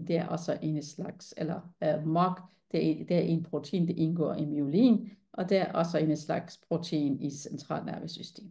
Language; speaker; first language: Danish; non-native, fluent; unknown